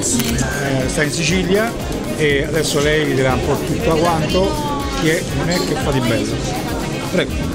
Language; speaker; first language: Italian; native; Italian